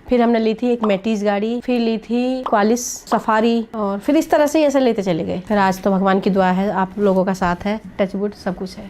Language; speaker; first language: Hindi; native; Hindi